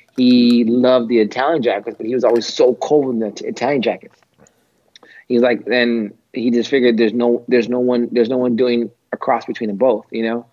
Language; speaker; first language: English; native; English